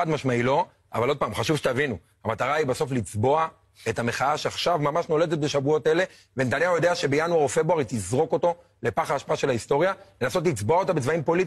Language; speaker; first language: Hebrew; native; Hebrew